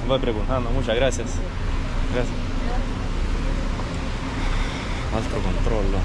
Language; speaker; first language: Spanish; non-native, fluent; Italian